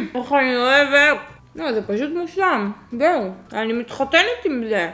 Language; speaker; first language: Hebrew; native; Hebrew